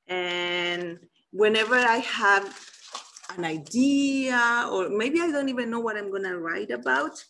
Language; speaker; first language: English; non-native, fluent; Spanish